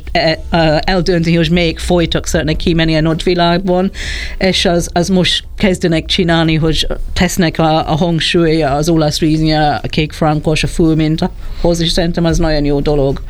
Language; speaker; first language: Hungarian; non-native, fluent; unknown